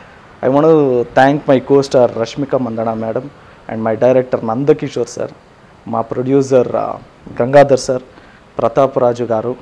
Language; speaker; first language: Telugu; non-native, learner; Kannada